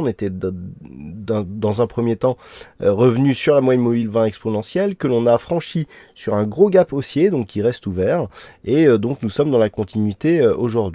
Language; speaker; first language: French; native; French